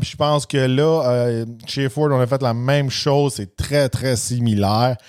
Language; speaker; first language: French; native; French